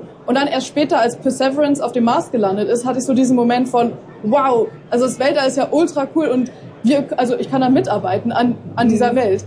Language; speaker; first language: German; native; German